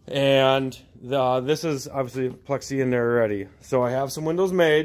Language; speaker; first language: English; native; English